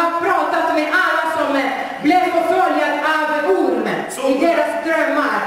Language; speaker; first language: Swedish; non-native, fluent; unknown